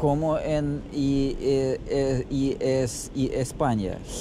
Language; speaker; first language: Spanish; non-native, learner; Russian